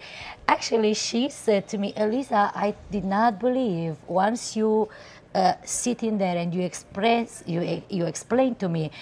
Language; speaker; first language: English; non-native, fluent; Romanian